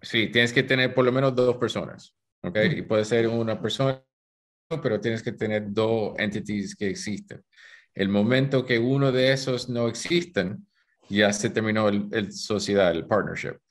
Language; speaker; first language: Spanish; early bilingual, heritage; Spanish